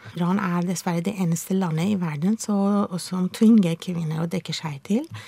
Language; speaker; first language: Norwegian; non-native, fluent; Persian